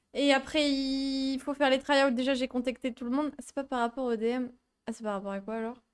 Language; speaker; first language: French; native; French